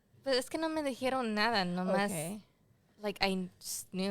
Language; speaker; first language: Spanish; early bilingual, heritage; Spanish